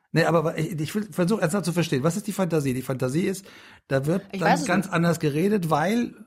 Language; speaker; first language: German; early bilingual, other home language; Persian